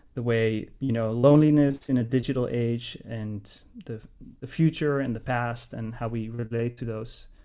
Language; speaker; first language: English; non-native, fluent; Dutch